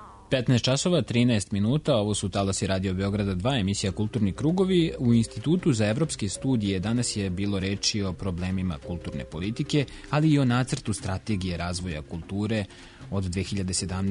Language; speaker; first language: Serbian; native; Serbian